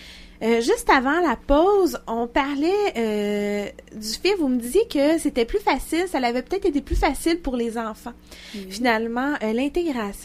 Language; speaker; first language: French; native; French